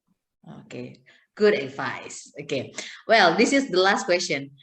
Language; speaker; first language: English; non-native, fluent; Indonesian